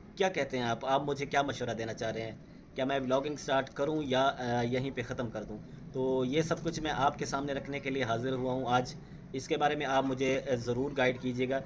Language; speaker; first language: Urdu; non-native, local second language; Saraiki